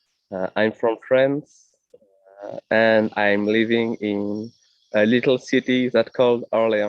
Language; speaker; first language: English; non-native, fluent; French